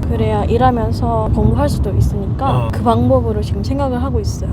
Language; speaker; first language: Korean; non-native, fluent; Indonesian